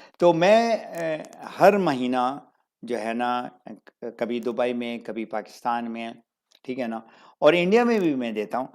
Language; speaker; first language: Urdu; native; Urdu